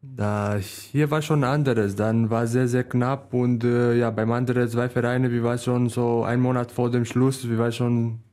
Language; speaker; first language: German; non-native, learner; Romanian